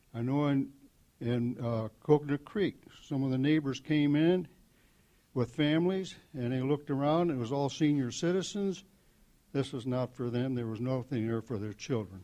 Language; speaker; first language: English; native; English